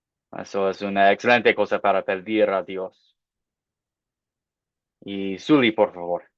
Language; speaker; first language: Spanish; non-native, fluent; English